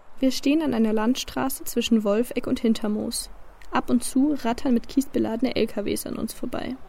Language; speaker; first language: German; native; German